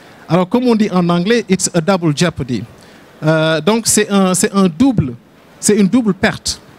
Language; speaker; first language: French; non-native, local second language; Wolof